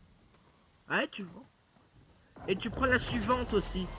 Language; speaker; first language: French; native; French